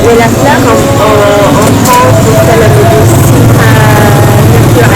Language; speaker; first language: French; non-native, fluent; Khmer